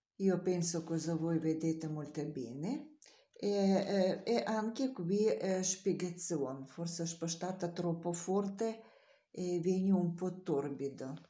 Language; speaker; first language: Italian; non-native, learner; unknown